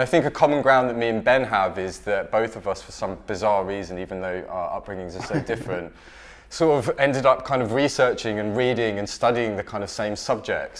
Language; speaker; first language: English; native; English